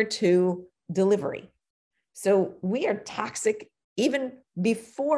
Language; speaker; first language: English; native; English